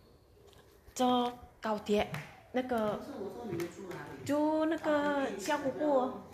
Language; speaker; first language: Chinese; non-native, fluent; Indonesian